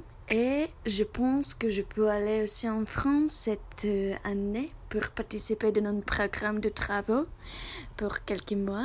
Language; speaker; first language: French; non-native, learner; Russian